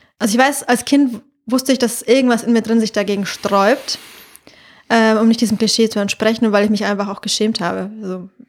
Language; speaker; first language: German; native; German